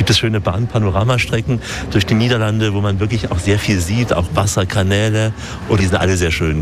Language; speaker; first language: German; native; German